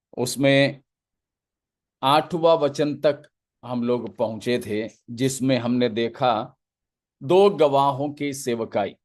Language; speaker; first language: Hindi; non-native, local second language; Malayalam